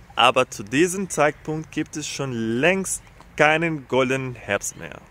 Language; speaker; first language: German; non-native, fluent; Spanish